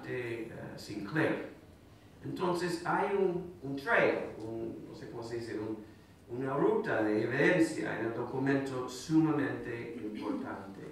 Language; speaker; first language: Spanish; non-native, fluent; English